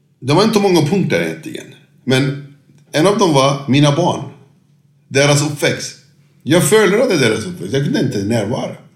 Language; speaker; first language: Swedish; non-native, fluent; Turkish